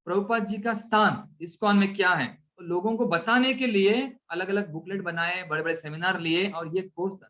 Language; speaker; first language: Hindi; non-native, local second language; Marathi